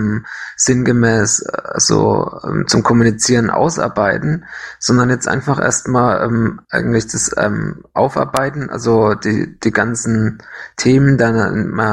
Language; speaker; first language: German; native; German